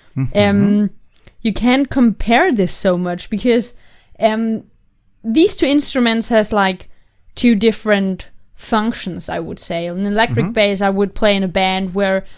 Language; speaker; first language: English; non-native, fluent; German